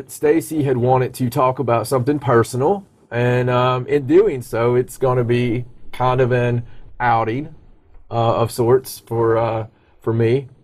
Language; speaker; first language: English; native; English